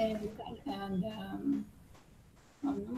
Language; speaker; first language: English; non-native, learner; Spanish